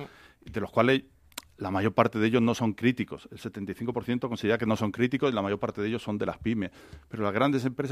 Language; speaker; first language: Spanish; native; Spanish